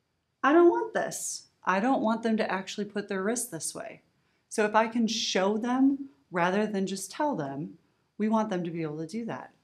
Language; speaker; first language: English; native; English